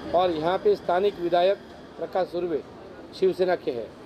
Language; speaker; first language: Hindi; non-native, local second language; Marathi